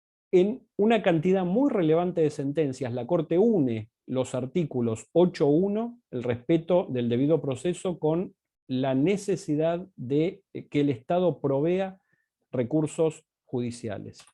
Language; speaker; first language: Spanish; native; Spanish